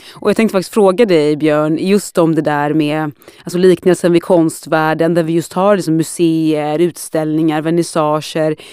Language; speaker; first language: Swedish; native; Swedish